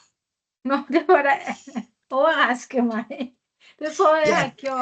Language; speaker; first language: Danish; non-native, learner; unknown